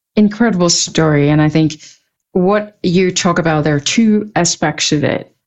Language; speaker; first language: English; non-native, local second language; Cantonese